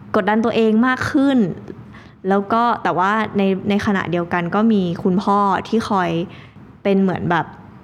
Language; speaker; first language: Thai; native; Thai